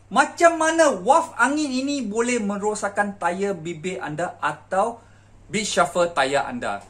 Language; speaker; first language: Malay; native; Malay